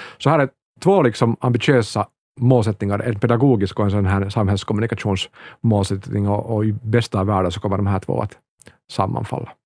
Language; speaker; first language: Swedish; native; Swedish